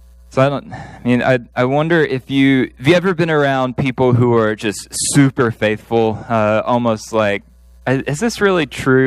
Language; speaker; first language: English; native; English